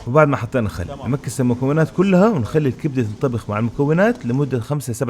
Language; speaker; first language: Arabic; native; Arabic